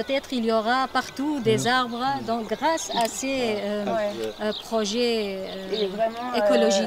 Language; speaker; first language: French; non-native, fluent; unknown